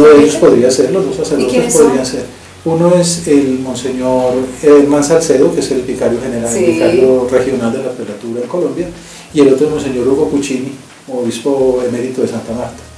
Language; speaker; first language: Spanish; native; Spanish